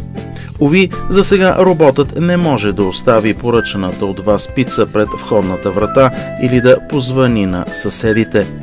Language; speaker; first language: Bulgarian; native; Bulgarian